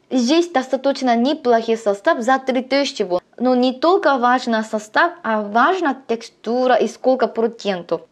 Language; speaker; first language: Russian; non-native, learner; Korean